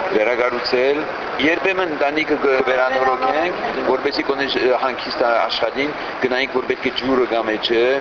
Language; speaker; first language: Armenian; early bilingual, heritage; Armenian